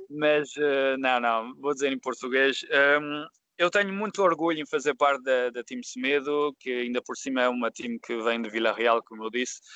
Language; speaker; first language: Portuguese; early bilingual, heritage; Portuguese